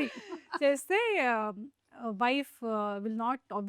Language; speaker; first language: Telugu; non-native, local second language; Hindi